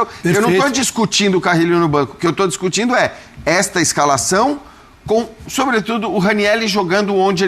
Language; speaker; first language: Portuguese; native; Portuguese